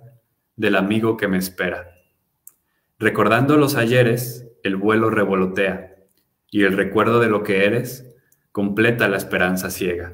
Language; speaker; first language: Spanish; native; Spanish